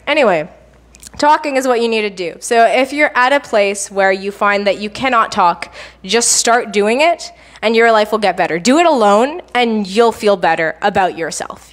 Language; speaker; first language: English; native; English